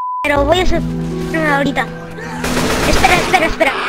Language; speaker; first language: Spanish; native; Spanish